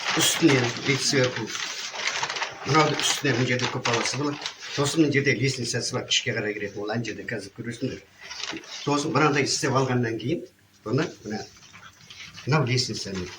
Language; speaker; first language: Kazakh; native; Kazakh